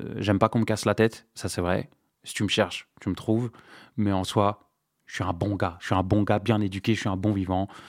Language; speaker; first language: French; non-native, local second language; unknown